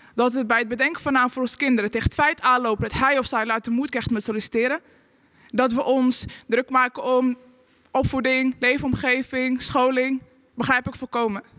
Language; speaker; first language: Dutch; early bilingual, other home language; Arabic